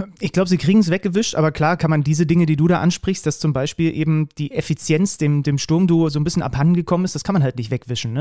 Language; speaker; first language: German; native; German